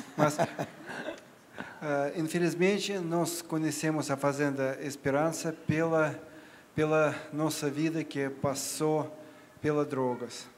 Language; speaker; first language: Portuguese; non-native, fluent; Russian